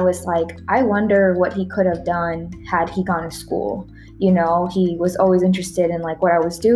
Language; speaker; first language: English; early bilingual, other home language; Spanish